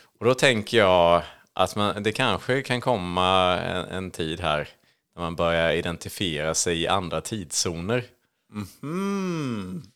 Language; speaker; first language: Swedish; native; Swedish